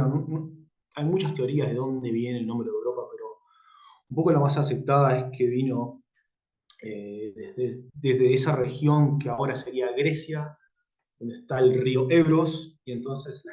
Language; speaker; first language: Spanish; native; Spanish